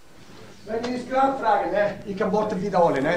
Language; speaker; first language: German; non-native, learner; Italian